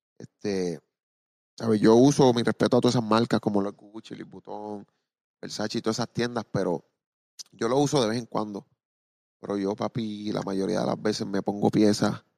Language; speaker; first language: Spanish; native; Spanish